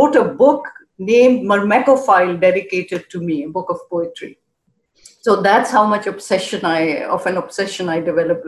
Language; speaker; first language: English; non-native, local second language; Urdu